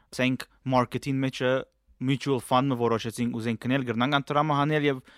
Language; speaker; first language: Armenian; early bilingual, heritage; Armenian